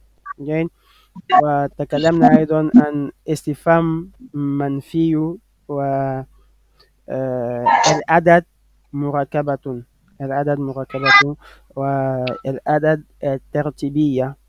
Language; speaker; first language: Arabic; non-native, fluent; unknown